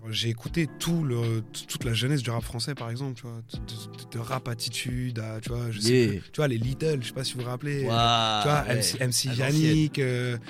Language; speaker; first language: French; native; French